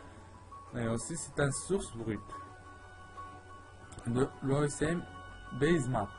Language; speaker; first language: French; non-native, learner; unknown